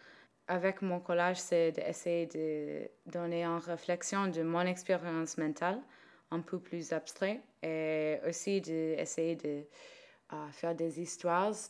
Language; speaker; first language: French; non-native, learner; English